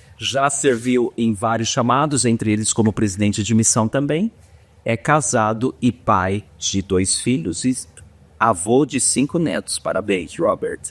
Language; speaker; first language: Portuguese; native; Portuguese